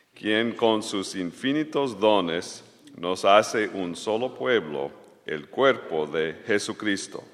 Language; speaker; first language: Spanish; native; Spanish